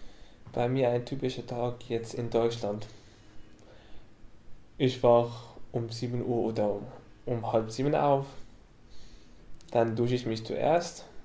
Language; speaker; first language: German; non-native, fluent; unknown